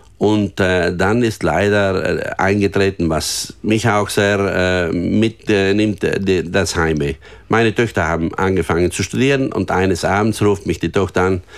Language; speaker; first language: German; native; German